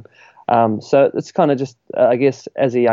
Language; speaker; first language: English; native; English